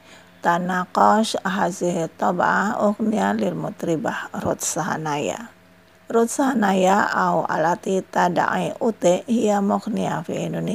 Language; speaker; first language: Arabic; non-native, fluent; Indonesian